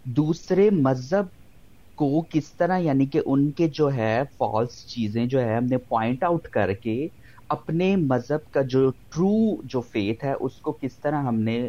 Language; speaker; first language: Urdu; non-native, local second language; Punjabi